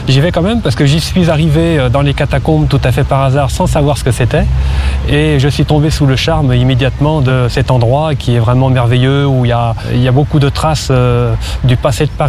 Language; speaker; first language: French; native; French